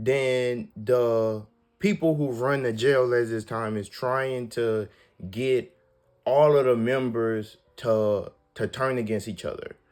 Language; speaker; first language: English; native; English